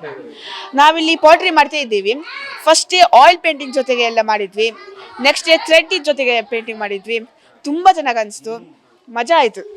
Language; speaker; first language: Kannada; native; Kannada